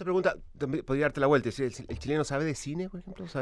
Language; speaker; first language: Spanish; native; Spanish